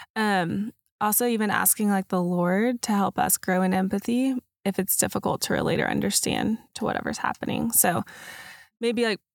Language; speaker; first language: English; native; English